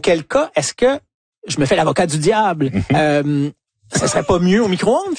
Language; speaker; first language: French; native; French